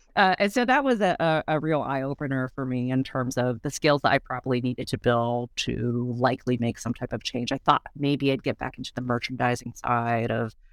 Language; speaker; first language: English; native; English